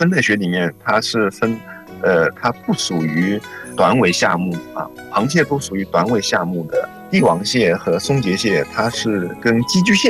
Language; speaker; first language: Chinese; native; Chinese